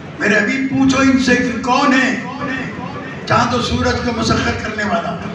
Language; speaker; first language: Urdu; non-native, local second language; Sindhi